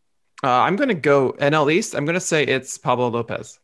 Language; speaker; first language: English; native; English